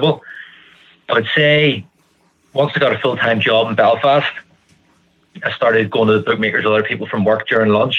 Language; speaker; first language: English; native; English